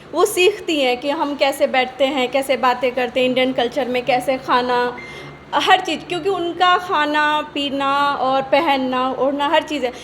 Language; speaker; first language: Hindi; native; Hindi